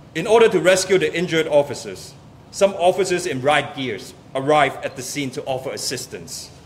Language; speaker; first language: English; non-native, local second language; Cantonese